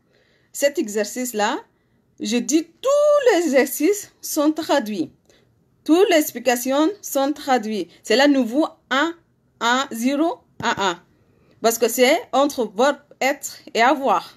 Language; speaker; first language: French; non-native, learner; Arabic